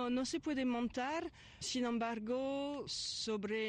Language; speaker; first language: Spanish; non-native, fluent; French